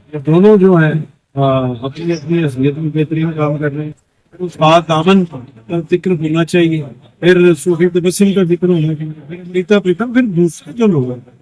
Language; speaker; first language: Urdu; non-native, local second language; Punjabi